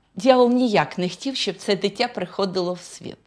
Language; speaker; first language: Ukrainian; non-native, fluent; Russian